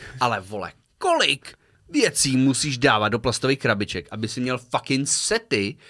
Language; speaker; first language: Czech; native; Czech